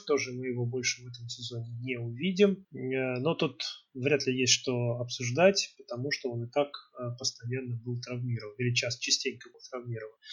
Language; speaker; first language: Russian; native; Russian